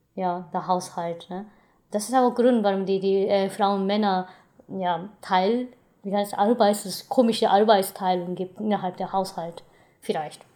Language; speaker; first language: German; non-native, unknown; Japanese